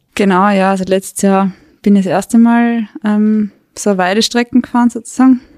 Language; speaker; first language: German; native; German